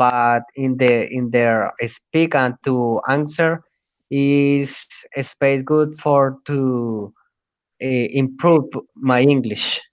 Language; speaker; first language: English; non-native, learner; Spanish